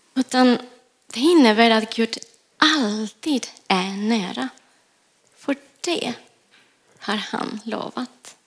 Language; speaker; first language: Swedish; non-native, fluent; Spanish